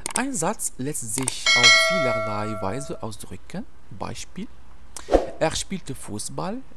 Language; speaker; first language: German; non-native, fluent; Arabic